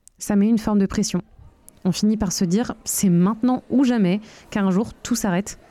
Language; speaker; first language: French; native; French